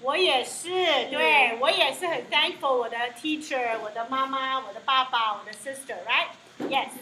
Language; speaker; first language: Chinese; early bilingual, heritage; Chinese